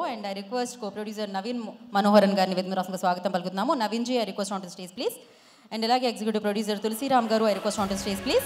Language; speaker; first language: Telugu; native; Telugu